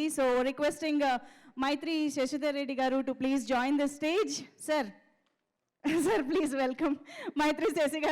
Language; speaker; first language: Telugu; native; Telugu